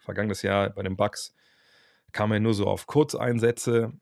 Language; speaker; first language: German; native; German